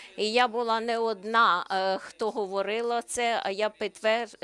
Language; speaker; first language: Ukrainian; non-native, learner; Slovenian